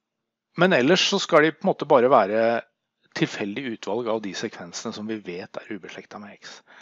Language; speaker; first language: Norwegian; native; Norwegian